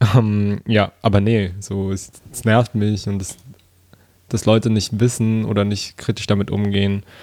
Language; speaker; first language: German; native; German